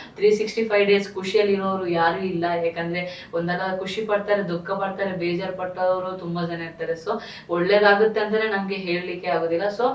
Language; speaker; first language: Kannada; non-native, local second language; Tulu